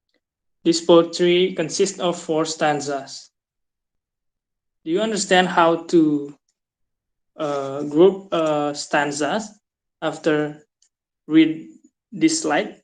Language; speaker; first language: English; non-native, fluent; Indonesian